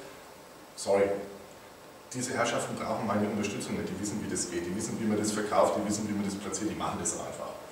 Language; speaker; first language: German; native; German